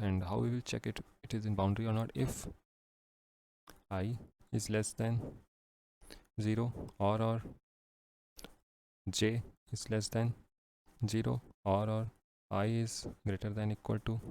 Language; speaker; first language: English; non-native, local second language; Hindi